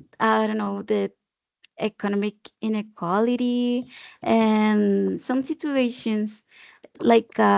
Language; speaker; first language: English; non-native, learner; Spanish